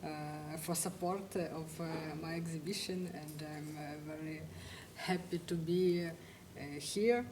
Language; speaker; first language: English; non-native, fluent; Ukrainian